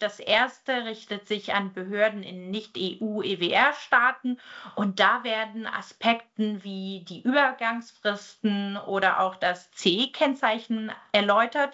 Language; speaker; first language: German; native; German